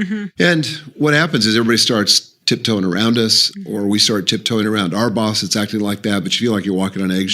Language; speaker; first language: English; native; English